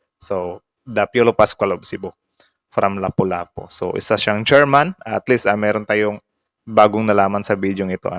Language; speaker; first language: Filipino; native; Filipino